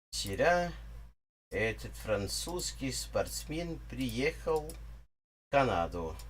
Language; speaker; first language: Russian; non-native, learner; English